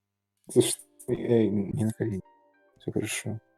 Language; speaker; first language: Russian; early bilingual, heritage; Russian